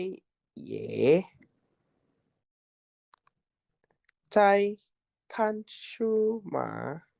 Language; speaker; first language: Chinese; non-native, learner; Indonesian